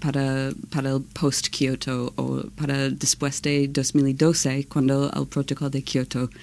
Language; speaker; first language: Spanish; non-native, learner; English